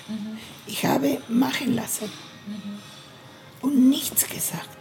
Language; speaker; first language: German; non-native, learner; Spanish